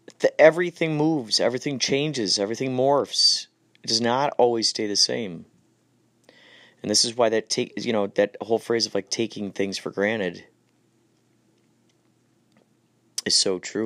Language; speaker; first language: English; native; English